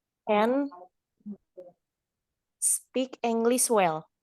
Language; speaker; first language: English; non-native, learner; Indonesian